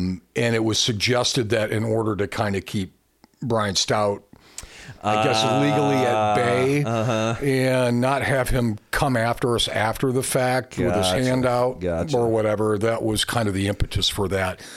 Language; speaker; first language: English; native; English